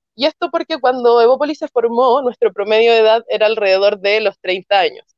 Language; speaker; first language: Spanish; native; Spanish